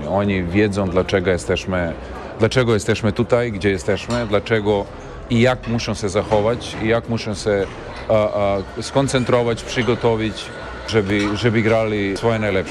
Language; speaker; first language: Polish; non-native, fluent; Serbian